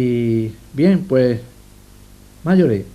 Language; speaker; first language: Spanish; native; Spanish